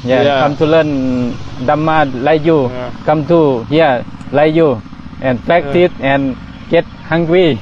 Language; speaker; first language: English; non-native, learner; Thai